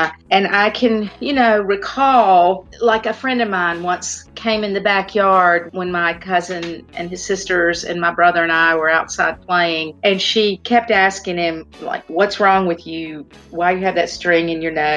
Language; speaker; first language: English; native; English